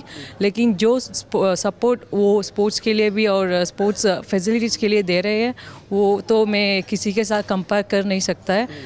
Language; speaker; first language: Hindi; non-native, local second language; Tamil